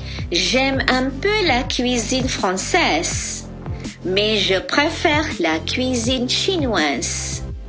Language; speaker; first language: French; non-native, fluent; Malay